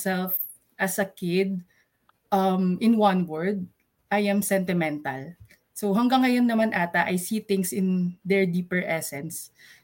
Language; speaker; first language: English; non-native, local second language; Pampanga